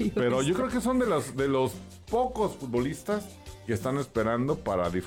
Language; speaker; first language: Spanish; native; Spanish